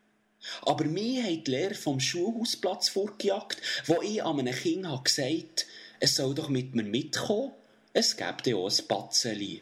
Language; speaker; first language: German; native; German